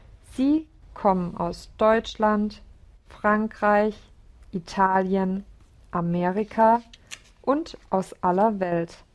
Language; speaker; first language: German; non-native, learner; English